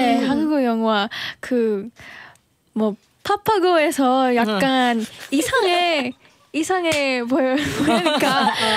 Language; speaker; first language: Korean; non-native, learner; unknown